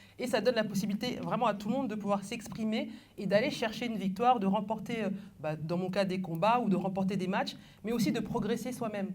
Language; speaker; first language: French; early bilingual, other home language; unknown